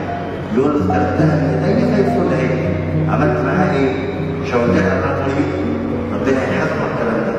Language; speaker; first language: Arabic; native; Arabic